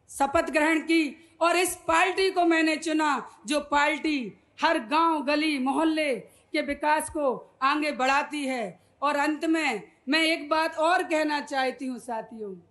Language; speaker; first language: Hindi; native; Hindi